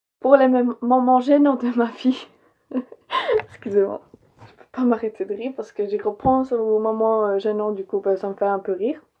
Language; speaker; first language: French; early bilingual, other home language; Polish